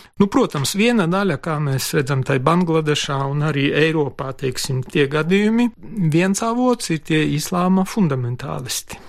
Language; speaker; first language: Latvian; non-native, local second language; Polish